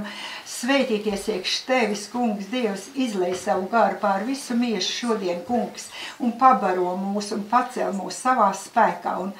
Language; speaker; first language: Latvian; native; Latvian